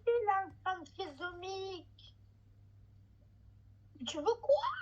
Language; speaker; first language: French; native; French